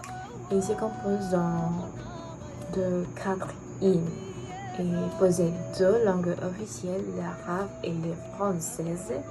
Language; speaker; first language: French; non-native, learner; Spanish